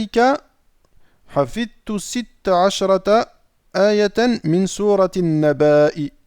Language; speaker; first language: Arabic; non-native, fluent; French